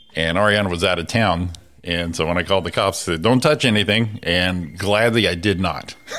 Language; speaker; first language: English; native; English